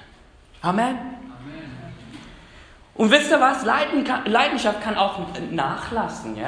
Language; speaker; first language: German; non-native, fluent; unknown